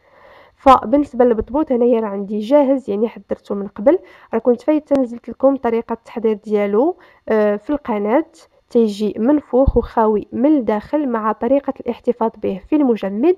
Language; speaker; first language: Arabic; native; Arabic